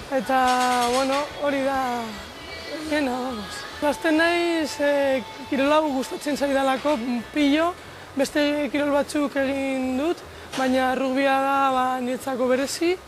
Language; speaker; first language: Basque; non-native, local second language; Spanish